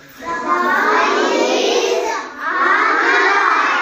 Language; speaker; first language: English; non-native, learner; Telugu